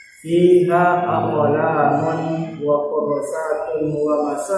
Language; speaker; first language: Arabic; non-native, fluent; Indonesian